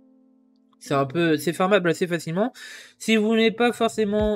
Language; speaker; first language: French; native; French